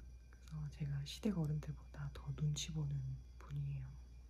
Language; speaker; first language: Korean; native; Korean